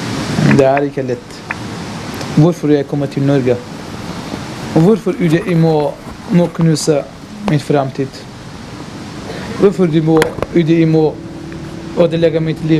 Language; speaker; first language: Norwegian; non-native, learner; Kurdish